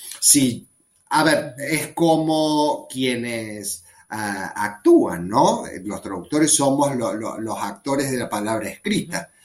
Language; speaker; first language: Spanish; native; Spanish